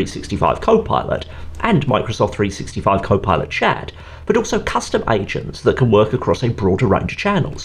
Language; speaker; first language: English; native; English